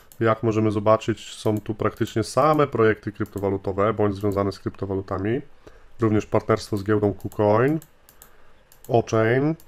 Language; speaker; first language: Polish; native; Polish